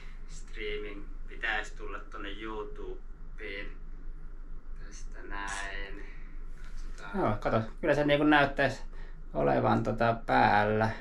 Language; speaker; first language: Finnish; native; Finnish